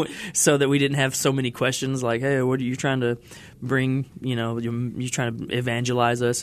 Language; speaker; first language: English; native; English